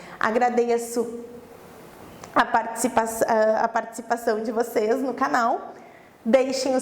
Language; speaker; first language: Portuguese; native; Portuguese